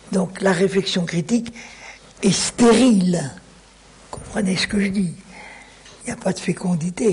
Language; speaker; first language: French; native; French